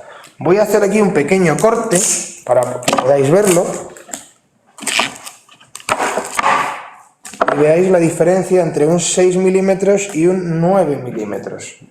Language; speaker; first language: Spanish; native; Spanish